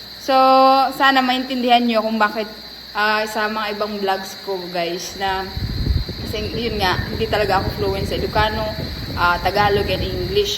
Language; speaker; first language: Filipino; non-native, local second language; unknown